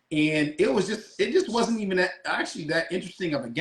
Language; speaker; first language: English; native; English